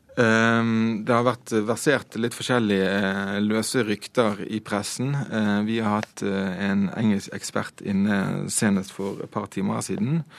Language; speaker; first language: Norwegian; native; Norwegian